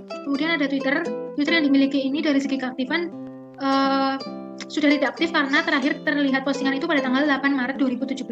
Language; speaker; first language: Indonesian; native; Indonesian